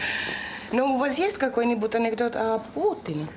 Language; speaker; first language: Russian; non-native, learner; Finnish